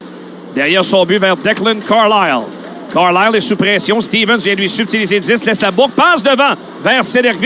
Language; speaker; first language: French; native; French